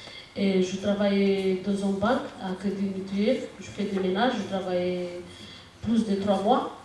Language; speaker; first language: French; non-native, learner; Romanian